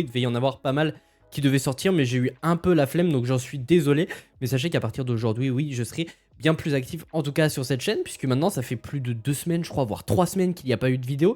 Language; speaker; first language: French; native; French